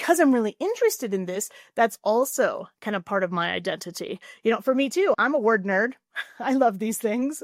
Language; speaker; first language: English; native; English